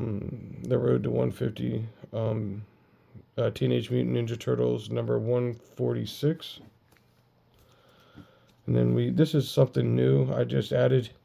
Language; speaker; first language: English; native; English